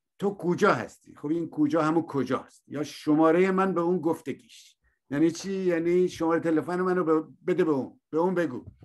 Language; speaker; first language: Persian; native; Persian